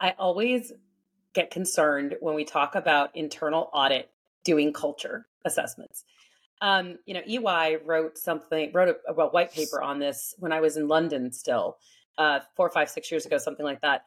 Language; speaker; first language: English; native; English